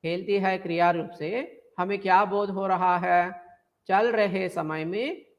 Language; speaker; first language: Hindi; non-native, local second language; Telugu